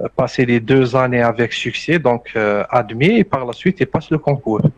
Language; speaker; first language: French; non-native, local second language; Arabic